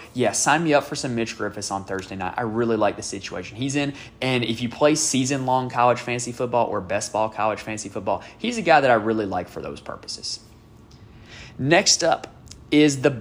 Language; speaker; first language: English; native; English